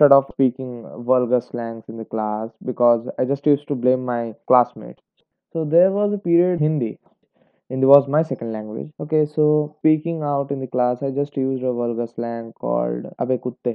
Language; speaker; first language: English; non-native, local second language; Hindi